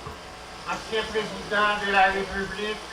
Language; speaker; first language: French; non-native, local second language; Haitian Creole